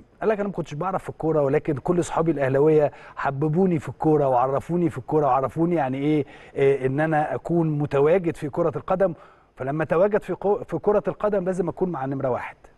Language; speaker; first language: Arabic; native; Arabic